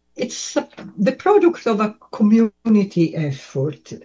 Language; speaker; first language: English; non-native, fluent; Italian